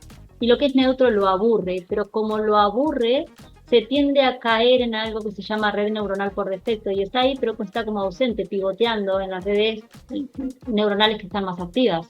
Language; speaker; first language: Spanish; native; Spanish